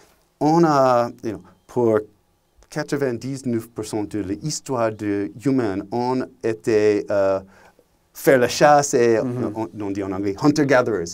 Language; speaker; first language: French; non-native, learner; English